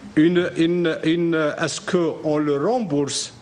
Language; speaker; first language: French; non-native, local second language; Arabic